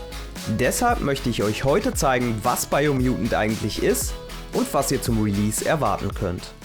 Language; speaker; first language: German; native; German